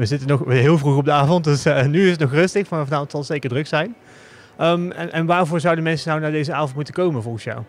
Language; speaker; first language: Dutch; native; Dutch